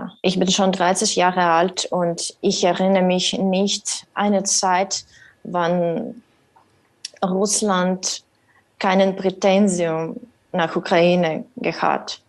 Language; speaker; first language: German; non-native, learner; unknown